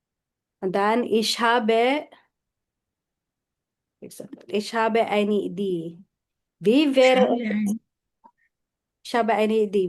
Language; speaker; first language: German; non-native, fluent; Filipino